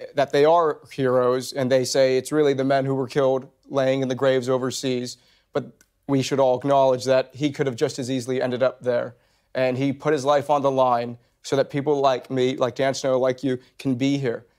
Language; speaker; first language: English; native; English